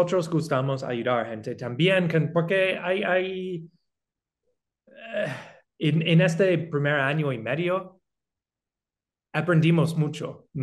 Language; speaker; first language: Spanish; non-native, fluent; English